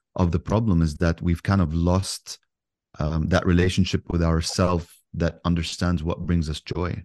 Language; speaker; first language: English; non-native, fluent; Arabic